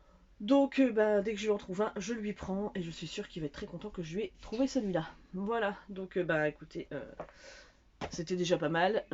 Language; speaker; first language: French; native; French